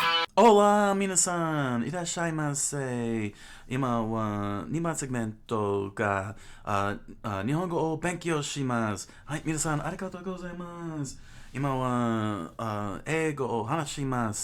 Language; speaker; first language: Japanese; non-native, learner; English